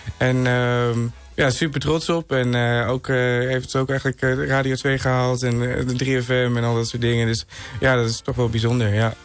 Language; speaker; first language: Dutch; early bilingual, other home language; Greek